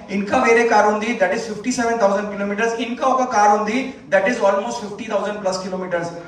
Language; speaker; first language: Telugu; non-native, fluent; Hindi